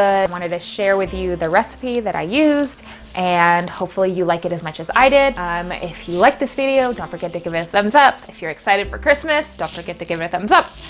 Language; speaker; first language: English; native; English